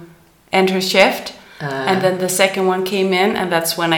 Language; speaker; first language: English; non-native, fluent; Danish